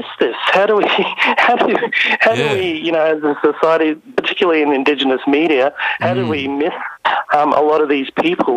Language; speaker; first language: English; native; English